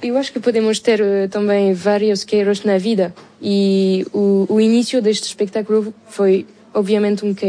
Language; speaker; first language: Portuguese; non-native, fluent; French